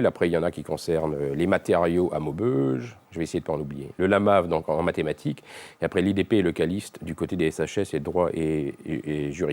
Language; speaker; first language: French; native; French